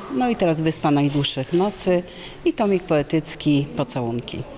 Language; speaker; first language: Polish; native; Polish